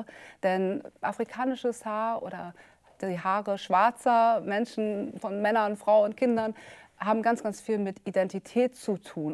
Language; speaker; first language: German; native; German